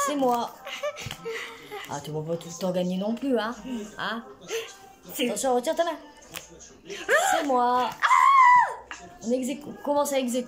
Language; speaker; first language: French; native; French